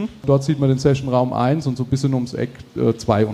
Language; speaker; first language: German; native; German